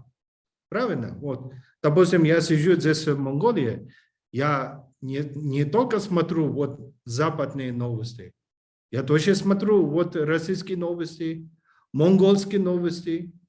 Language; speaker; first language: Russian; non-native, learner; English